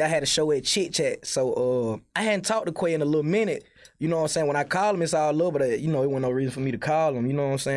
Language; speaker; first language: English; native; English